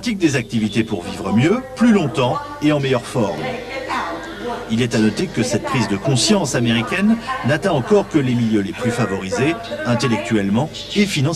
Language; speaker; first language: French; native; French